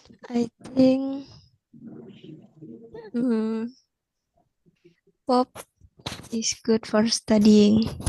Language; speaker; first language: English; non-native, learner; Indonesian